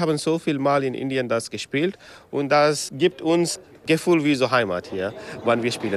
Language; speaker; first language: German; non-native, learner; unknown